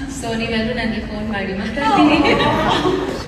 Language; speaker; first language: Kannada; non-native, learner; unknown